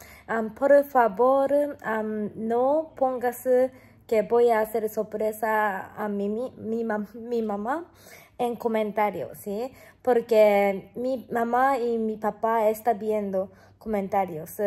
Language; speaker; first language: Spanish; non-native, fluent; Japanese